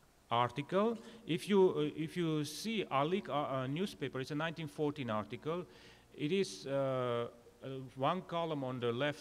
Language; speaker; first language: English; non-native, fluent; Armenian